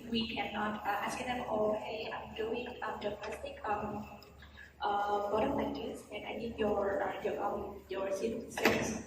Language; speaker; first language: English; non-native, learner; Vietnamese